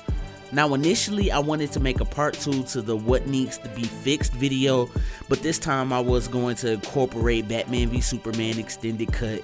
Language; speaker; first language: English; native; English